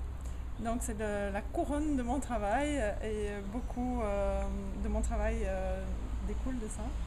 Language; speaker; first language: French; native; French